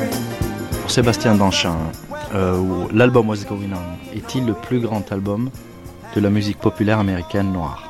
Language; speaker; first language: French; native; French